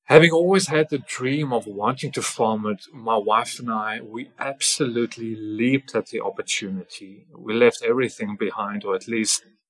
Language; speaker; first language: English; non-native, local second language; Afrikaans